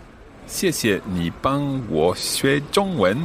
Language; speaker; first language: Chinese; non-native, learner; English